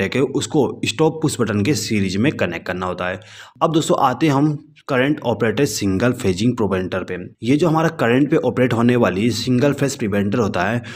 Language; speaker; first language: Hindi; native; Hindi